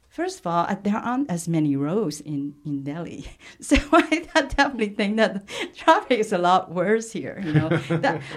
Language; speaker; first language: English; non-native, local second language; Chinese